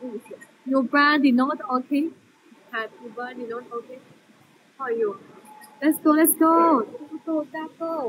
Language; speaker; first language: English; non-native, learner; Chinese